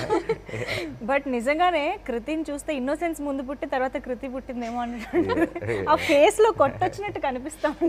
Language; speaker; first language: Telugu; native; Telugu